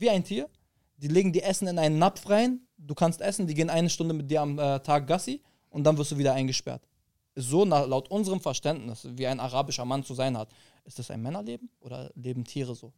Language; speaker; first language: German; early bilingual, other home language; Arabic